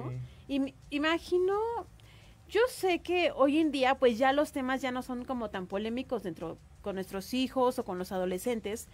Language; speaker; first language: Spanish; native; Spanish